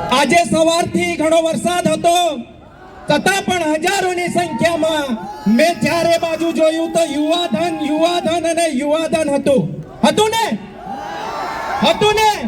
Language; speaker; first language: Gujarati; non-native, local second language; Gamit